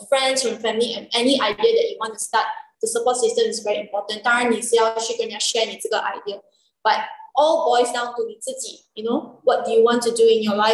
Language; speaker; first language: English; non-native, local second language; Chinese